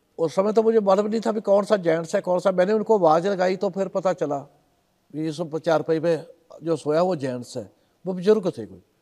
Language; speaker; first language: Hindi; non-native, local second language; Punjabi